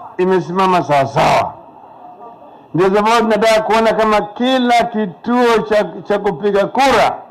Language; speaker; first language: Swahili; non-native, local second language; Luo (Kenya and Tanzania)